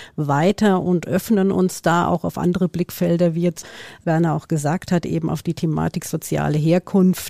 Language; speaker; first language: German; native; German